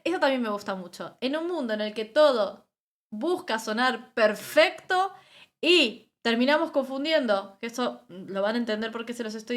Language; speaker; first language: Spanish; native; Spanish